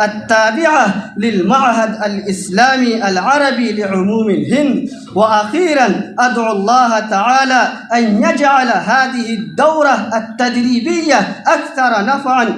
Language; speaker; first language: Arabic; non-native, fluent; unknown